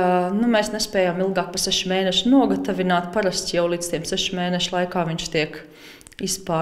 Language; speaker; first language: Latvian; native; Latvian